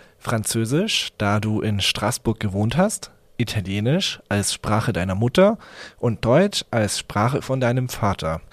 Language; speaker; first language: German; early bilingual, other home language; Hungarian